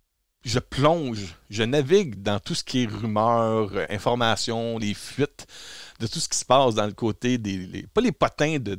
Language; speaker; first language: French; native; French